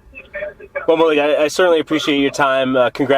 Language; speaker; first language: English; native; English